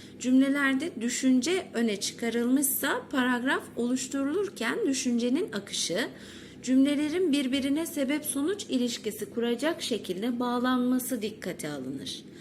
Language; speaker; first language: Turkish; native; Turkish